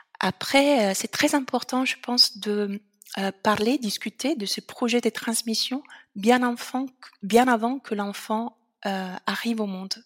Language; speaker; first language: French; non-native, fluent; Italian